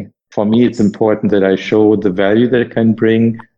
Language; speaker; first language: English; non-native, fluent; German